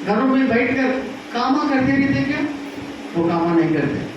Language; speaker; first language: Hindi; non-native, local second language; Telugu